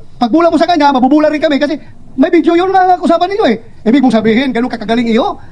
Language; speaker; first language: Filipino; non-native, local second language; Cebuano